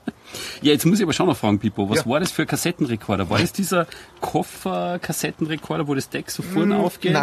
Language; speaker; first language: German; native; German